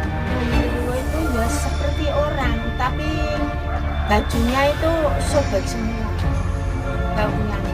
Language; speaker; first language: Indonesian; non-native, local second language; Javanese